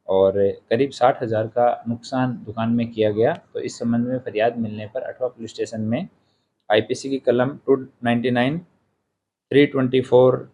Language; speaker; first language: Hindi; non-native, local second language; Gujarati